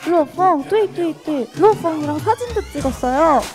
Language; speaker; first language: Chinese; non-native, learner; Korean